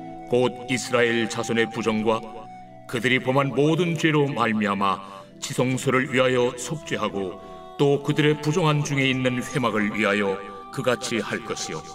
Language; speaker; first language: Korean; native; Korean